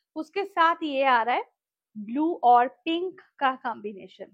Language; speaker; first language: Hindi; non-native, local second language; Bangla